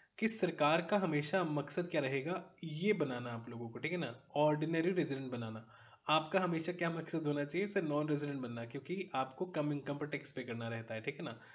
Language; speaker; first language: Hindi; native; Hindi